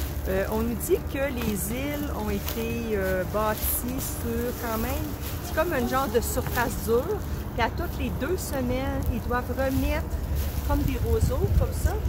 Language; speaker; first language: French; native; French